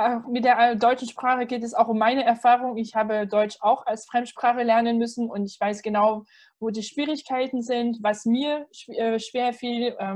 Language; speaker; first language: German; non-native, fluent; French